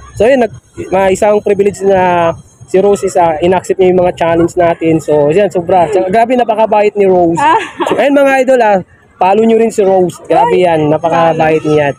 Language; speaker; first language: Filipino; non-native, local second language; Kinaray-a